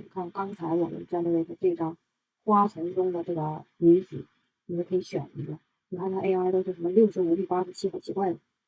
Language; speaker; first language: Chinese; native; Chinese